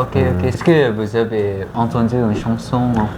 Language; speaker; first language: French; non-native, fluent; Filipino